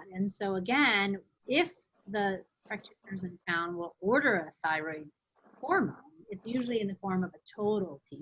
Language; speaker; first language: English; native; English